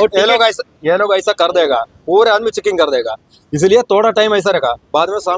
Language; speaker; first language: Hindi; non-native, local second language; Malayalam